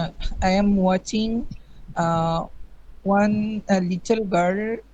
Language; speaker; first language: English; non-native, learner; Bangla